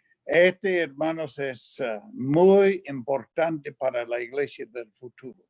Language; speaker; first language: Spanish; non-native, fluent; English